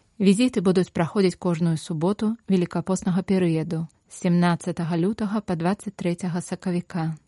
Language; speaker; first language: Belarusian; native; Belarusian